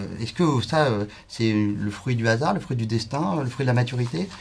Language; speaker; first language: French; native; French